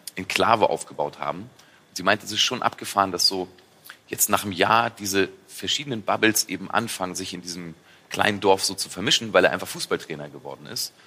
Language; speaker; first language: German; native; German